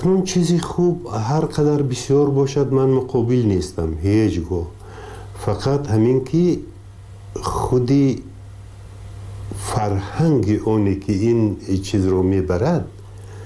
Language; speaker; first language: Persian; native; Persian